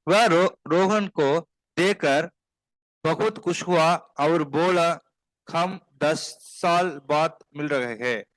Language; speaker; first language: Hindi; non-native, local second language; Tamil